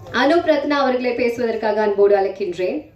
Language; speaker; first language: Tamil; native; Tamil